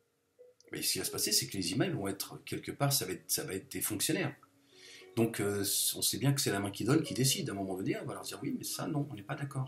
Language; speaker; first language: French; native; French